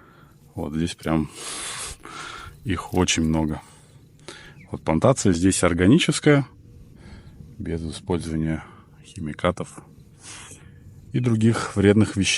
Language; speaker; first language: Russian; native; Russian